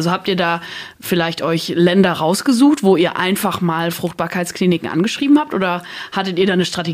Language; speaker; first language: German; native; German